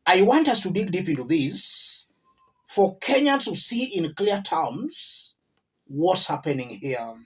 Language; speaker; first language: English; non-native, local second language; Swahili